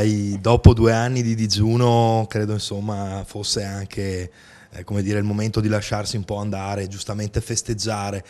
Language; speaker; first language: Italian; native; Italian